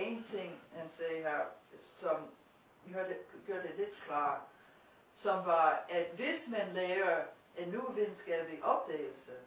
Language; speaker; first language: Danish; non-native, fluent; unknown